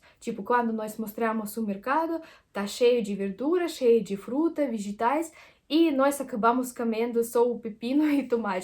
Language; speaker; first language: Portuguese; non-native, fluent; Russian